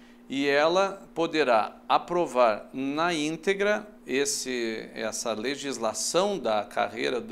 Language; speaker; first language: Portuguese; native; Portuguese